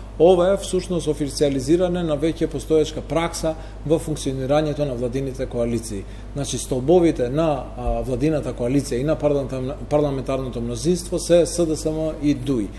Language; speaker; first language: Macedonian; non-native, local second language; Albanian